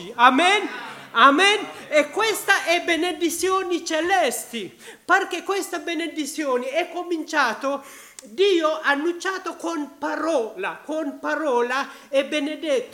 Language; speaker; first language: Italian; non-native, learner; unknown